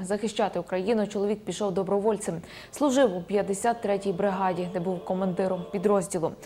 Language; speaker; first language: Ukrainian; native; Ukrainian